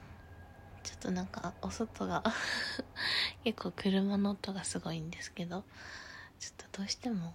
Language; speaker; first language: Japanese; native; Japanese